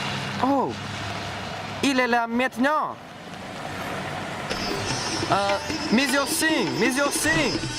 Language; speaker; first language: French; non-native, learner; English